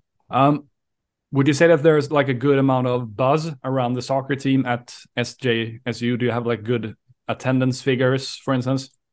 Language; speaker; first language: English; non-native, fluent; Swedish